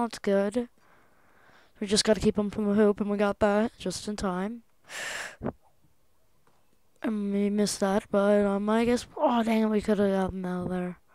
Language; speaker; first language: English; native; English